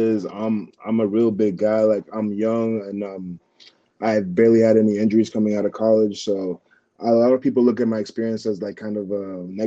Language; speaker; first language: English; early bilingual, other home language; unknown